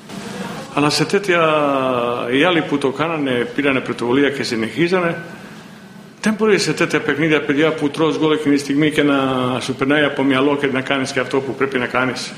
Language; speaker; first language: Greek; non-native, fluent; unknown